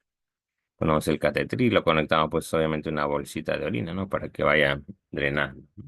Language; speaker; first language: Spanish; native; Spanish